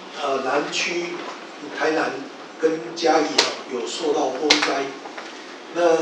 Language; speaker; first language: Chinese; native; Chinese